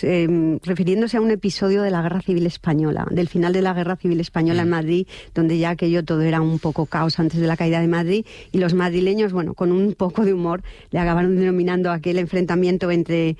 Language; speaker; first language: Spanish; native; Spanish